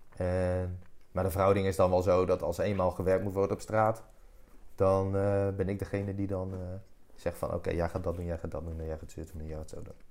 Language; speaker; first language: Dutch; native; Dutch